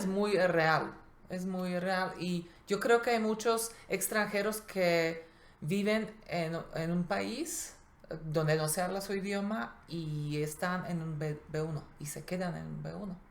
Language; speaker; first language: Spanish; non-native, fluent; Slovak